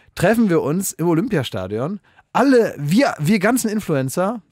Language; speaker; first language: German; native; German